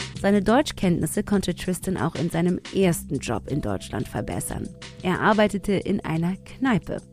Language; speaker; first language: German; early bilingual, other home language; Tigrinya